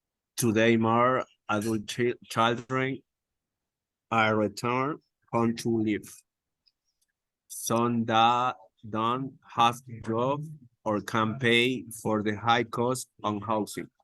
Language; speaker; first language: English; non-native, learner; Spanish